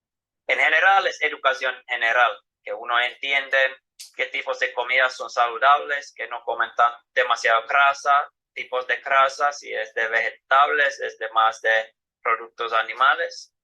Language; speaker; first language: Spanish; non-native, fluent; Finnish